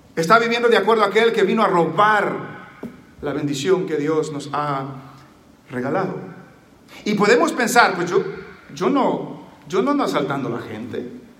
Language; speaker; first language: Spanish; early bilingual, heritage; Spanish